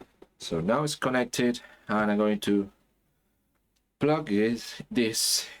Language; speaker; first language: English; non-native, fluent; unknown